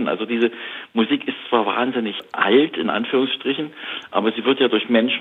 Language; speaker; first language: German; native; German